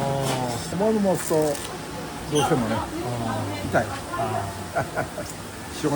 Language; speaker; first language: Japanese; native; Japanese